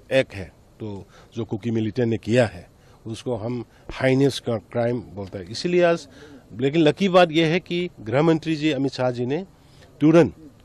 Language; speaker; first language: Hindi; non-native, local second language; Manipuri